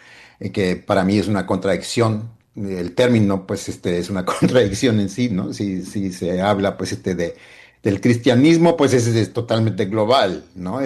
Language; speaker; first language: Spanish; early bilingual, heritage; Spanish